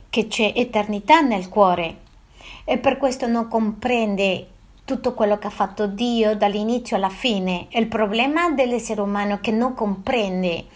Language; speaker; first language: Italian; non-native, fluent; Spanish